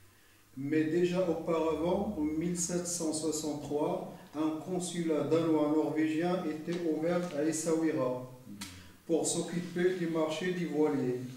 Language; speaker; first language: French; non-native, local second language; Arabic